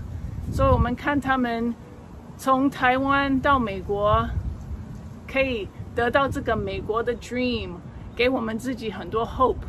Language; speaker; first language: Chinese; early bilingual, other home language; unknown